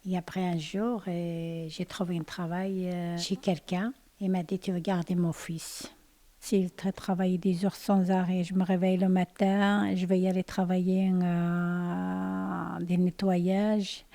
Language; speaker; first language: French; non-native, learner; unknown